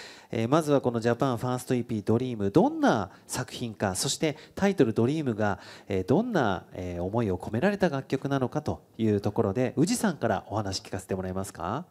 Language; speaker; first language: Japanese; native; Japanese